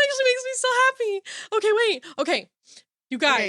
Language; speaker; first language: English; native; English